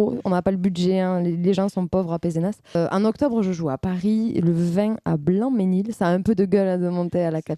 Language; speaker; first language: French; native; French